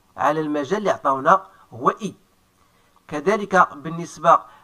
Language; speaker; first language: French; non-native, local second language; Arabic